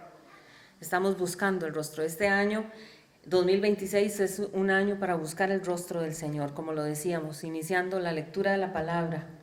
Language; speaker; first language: Spanish; native; Spanish